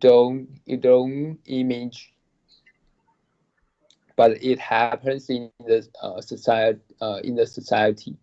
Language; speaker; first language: English; non-native, learner; Chinese